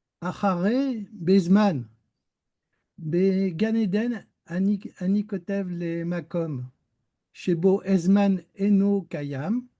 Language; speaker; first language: Hebrew; non-native, learner; French